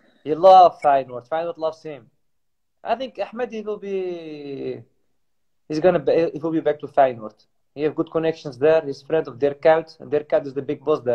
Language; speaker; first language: English; non-native, fluent; Arabic